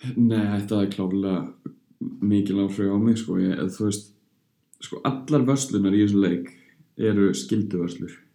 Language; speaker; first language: Icelandic; early bilingual, heritage; Icelandic